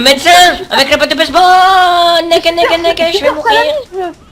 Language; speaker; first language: French; native; French